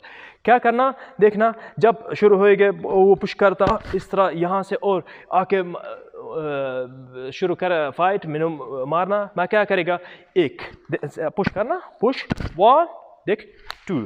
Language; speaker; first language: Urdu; non-native, learner; Arabic